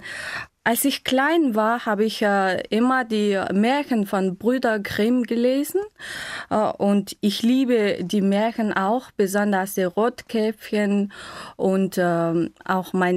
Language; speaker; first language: German; non-native, fluent; Mongolian